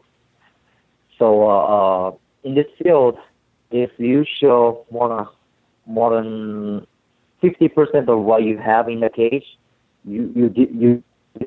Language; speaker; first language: English; non-native, fluent; Japanese